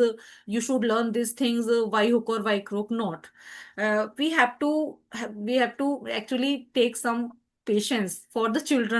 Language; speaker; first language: English; non-native, learner; Hindi